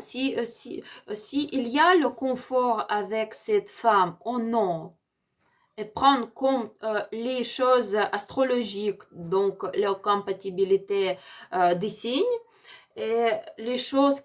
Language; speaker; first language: French; non-native, learner; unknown